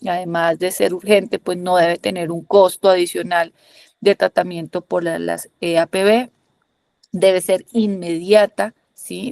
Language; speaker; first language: Spanish; native; Spanish